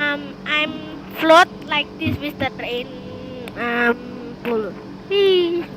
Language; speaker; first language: English; non-native, learner; Indonesian